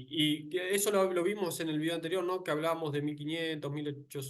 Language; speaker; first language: Spanish; native; Spanish